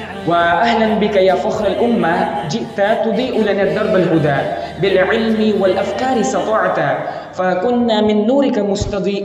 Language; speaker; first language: Arabic; non-native, fluent; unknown